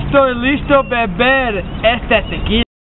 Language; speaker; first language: Spanish; non-native, learner; English